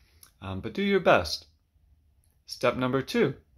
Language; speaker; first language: English; native; English